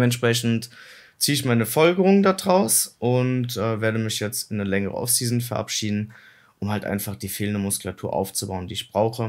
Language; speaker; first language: German; native; German